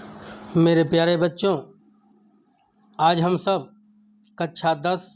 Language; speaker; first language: Hindi; native; Hindi